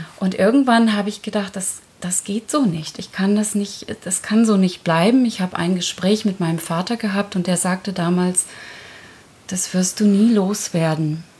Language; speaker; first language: German; early bilingual, other home language; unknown